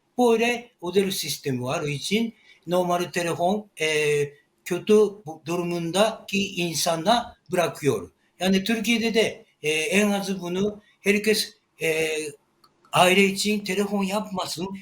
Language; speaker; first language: Turkish; non-native, learner; Japanese